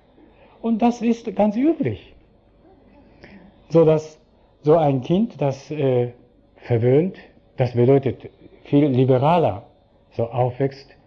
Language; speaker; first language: German; non-native, fluent; Japanese